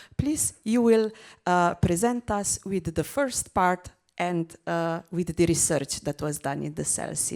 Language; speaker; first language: English; non-native, fluent; Slovenian